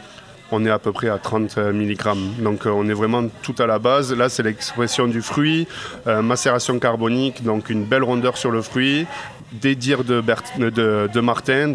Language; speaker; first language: French; native; French